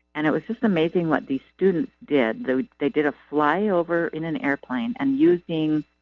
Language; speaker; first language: English; native; English